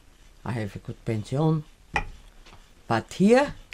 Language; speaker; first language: English; non-native, learner; German